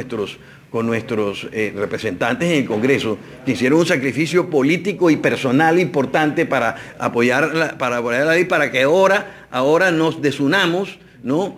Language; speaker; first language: Spanish; native; Spanish